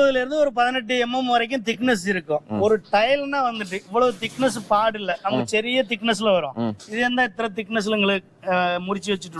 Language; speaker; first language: Tamil; native; Tamil